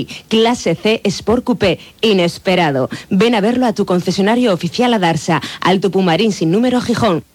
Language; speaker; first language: Spanish; native; Spanish